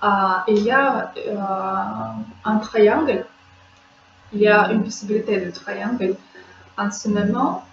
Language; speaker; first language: French; non-native, fluent; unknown